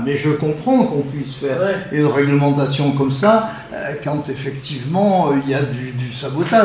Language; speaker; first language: French; native; French